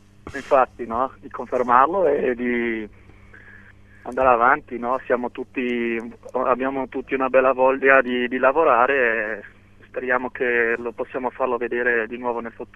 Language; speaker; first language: Italian; non-native, local second language; German